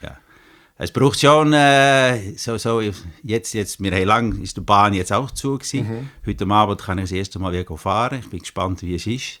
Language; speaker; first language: German; non-native, fluent; Dutch